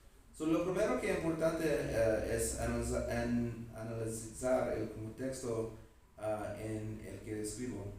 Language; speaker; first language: Spanish; non-native, learner; English